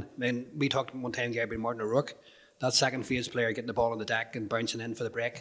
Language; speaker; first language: English; native; English